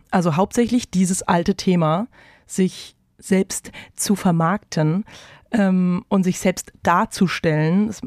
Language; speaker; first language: German; native; German